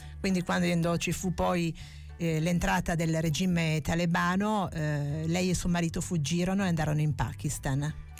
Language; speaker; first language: Italian; native; Italian